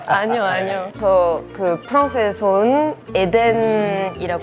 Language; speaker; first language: Korean; non-native, fluent; French